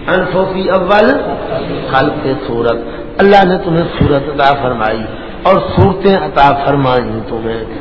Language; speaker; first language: Urdu; non-native, local second language; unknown